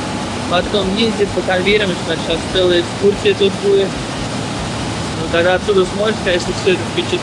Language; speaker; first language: Russian; native; Russian